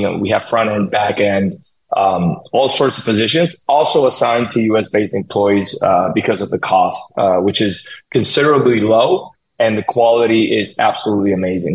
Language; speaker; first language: English; non-native, fluent; Spanish